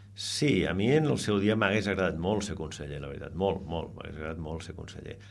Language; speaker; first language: Catalan; non-native, local second language; Spanish